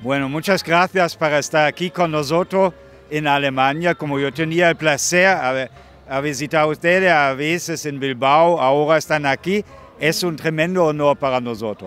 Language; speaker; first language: Spanish; non-native, fluent; German